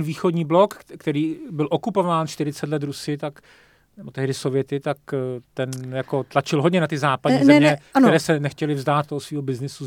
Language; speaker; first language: Czech; native; Czech